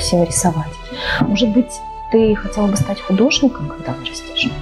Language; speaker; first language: Russian; native; Russian